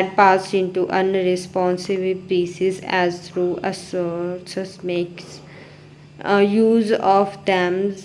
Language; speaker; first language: English; non-native, local second language; Punjabi